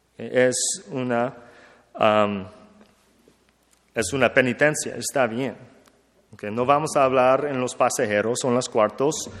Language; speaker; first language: Spanish; non-native, learner; English